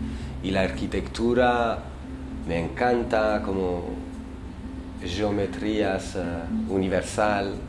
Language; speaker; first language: Spanish; non-native, fluent; French